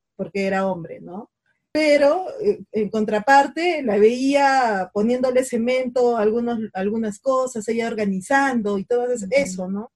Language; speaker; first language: Spanish; native; Spanish